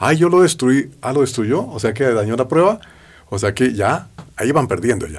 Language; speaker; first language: Spanish; native; Spanish